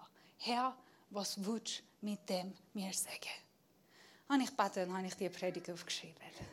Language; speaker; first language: German; non-native, fluent; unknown